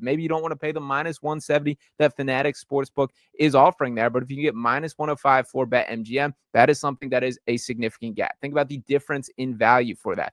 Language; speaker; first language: English; native; English